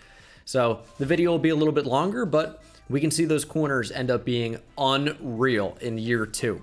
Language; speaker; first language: English; native; English